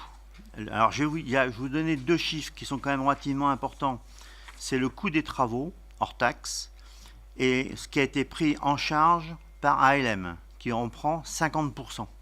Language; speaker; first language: French; native; French